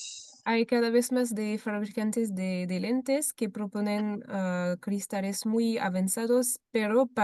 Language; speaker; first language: Spanish; non-native, fluent; French